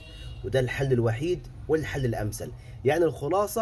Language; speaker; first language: Arabic; native; Arabic